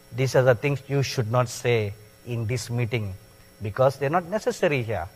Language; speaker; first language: English; non-native, local second language; Tamil